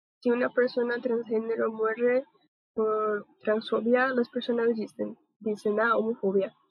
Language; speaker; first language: Spanish; non-native, learner; Portuguese